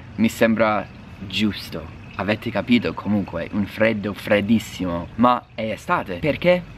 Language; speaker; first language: Italian; non-native, fluent; English